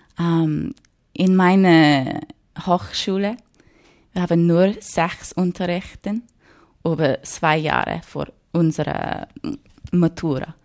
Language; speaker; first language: German; non-native, learner; English